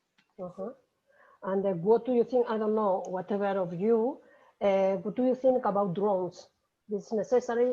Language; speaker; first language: English; non-native, fluent; Spanish